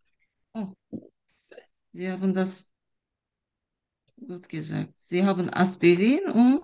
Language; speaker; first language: German; non-native, fluent; Turkish